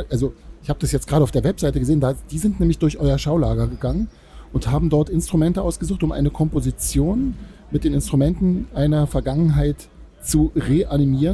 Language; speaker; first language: German; native; German